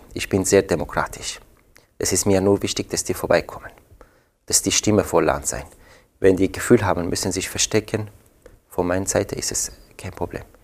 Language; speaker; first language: German; non-native, fluent; Persian